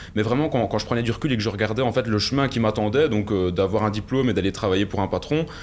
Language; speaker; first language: French; native; French